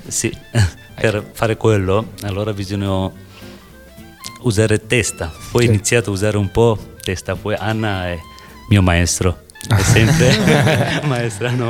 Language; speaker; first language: Italian; non-native, learner; Bangla